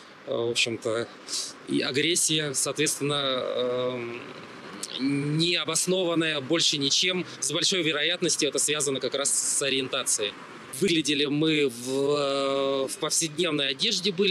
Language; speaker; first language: Russian; native; Russian